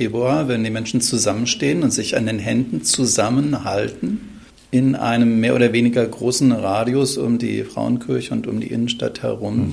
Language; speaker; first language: German; native; German